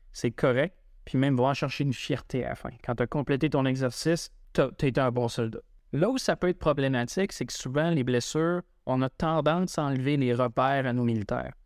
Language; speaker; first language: French; native; French